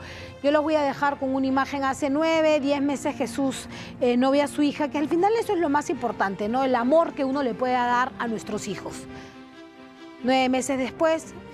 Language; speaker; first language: Spanish; native; Spanish